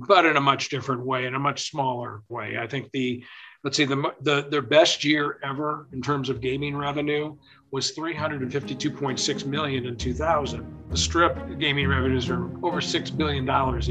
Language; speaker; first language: English; native; English